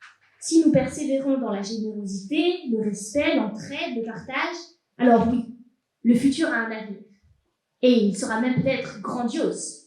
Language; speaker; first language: French; native; French